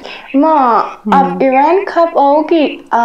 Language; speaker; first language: Hindi; non-native, learner; Persian